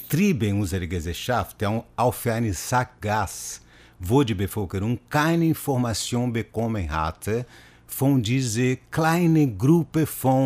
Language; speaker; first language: German; non-native, fluent; Portuguese